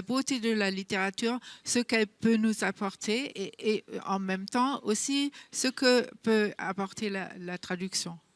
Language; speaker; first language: French; non-native, fluent; German